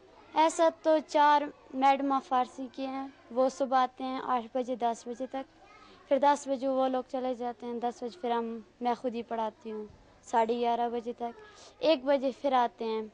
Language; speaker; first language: Hindi; non-native, fluent; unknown